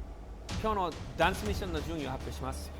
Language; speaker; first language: Japanese; non-native, learner; Korean